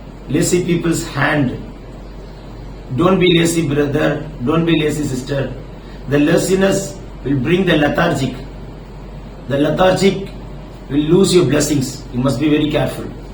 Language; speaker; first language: English; non-native, local second language; Tamil